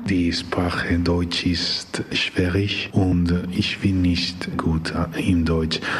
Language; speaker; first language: German; non-native, learner; Spanish